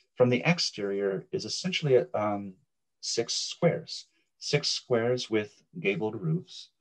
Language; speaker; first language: English; native; English